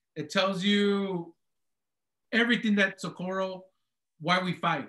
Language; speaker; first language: English; early bilingual, other home language; Spanish